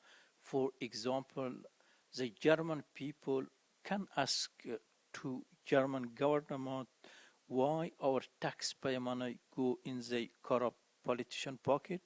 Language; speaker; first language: English; non-native, fluent; Persian